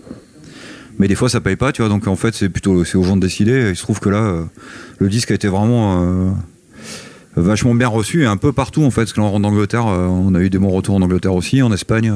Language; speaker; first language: French; native; French